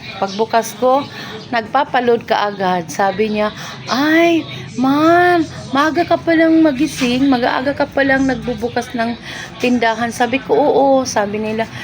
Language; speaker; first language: Filipino; non-native, local second language; Cebuano